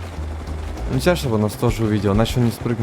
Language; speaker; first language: Russian; native; Russian